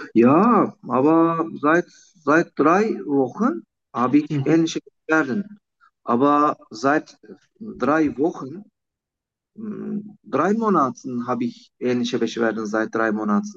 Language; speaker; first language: German; non-native, learner; Turkish